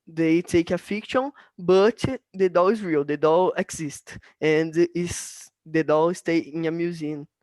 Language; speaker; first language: English; non-native, learner; Portuguese